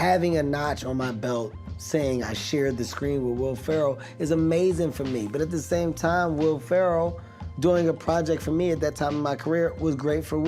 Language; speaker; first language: English; native; English